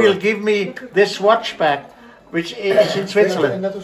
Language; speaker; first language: English; non-native, fluent; German